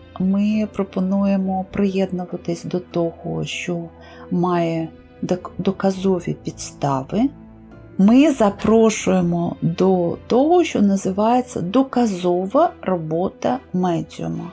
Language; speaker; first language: Ukrainian; native; Ukrainian